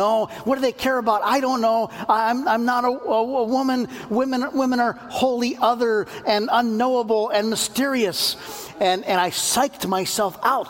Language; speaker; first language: English; native; English